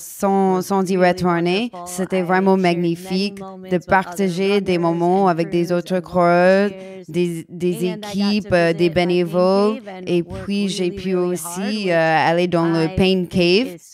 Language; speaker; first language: French; non-native, learner; English